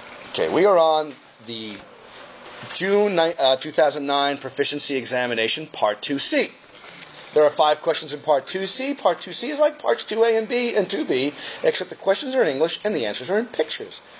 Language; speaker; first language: English; native; English